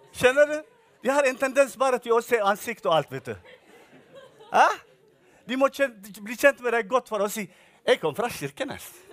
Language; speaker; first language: Norwegian; non-native, fluent; Tigrinya